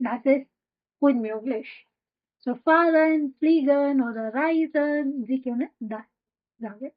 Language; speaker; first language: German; non-native, fluent; Hindi